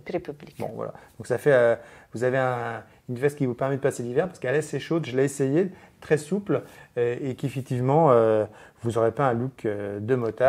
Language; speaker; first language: French; native; French